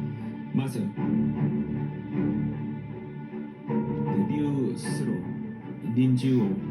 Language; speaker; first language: Japanese; non-native, fluent; Korean